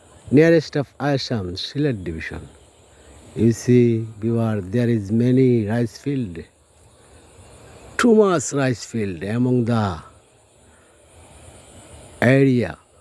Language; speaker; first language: English; non-native, local second language; Bangla